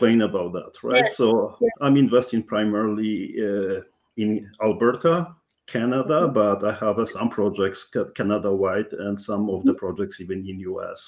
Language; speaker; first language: English; non-native, fluent; Polish